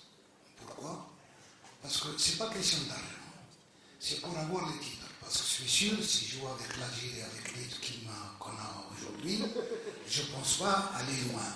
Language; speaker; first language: French; early bilingual, other home language; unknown